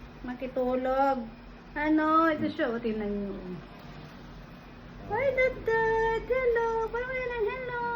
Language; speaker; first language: Filipino; non-native, local second language; Iloko